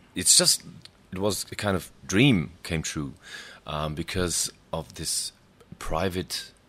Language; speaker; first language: English; non-native, fluent; German